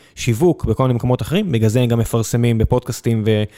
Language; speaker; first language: Hebrew; native; Hebrew